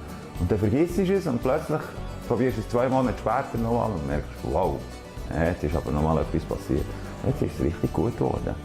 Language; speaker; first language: German; native; German